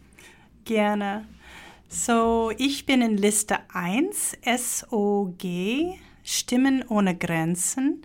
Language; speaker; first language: German; non-native, fluent; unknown